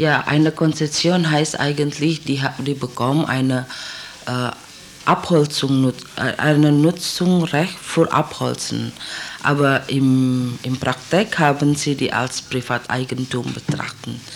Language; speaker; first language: German; non-native, learner; Indonesian